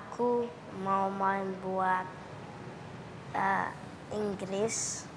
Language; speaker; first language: Indonesian; early bilingual, heritage; English